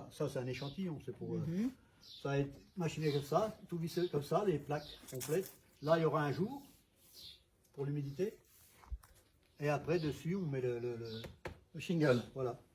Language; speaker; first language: French; native; French